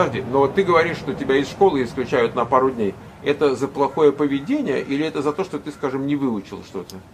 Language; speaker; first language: Russian; native; Russian